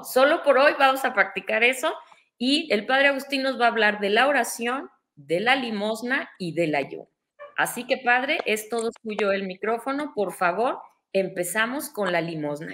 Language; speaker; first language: Spanish; native; Spanish